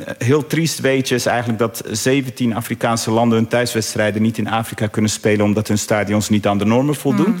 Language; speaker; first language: Dutch; early bilingual, other home language; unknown